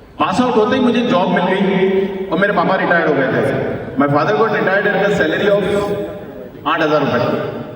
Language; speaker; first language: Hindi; native; Hindi